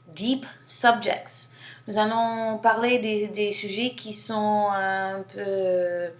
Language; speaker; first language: French; non-native, fluent; English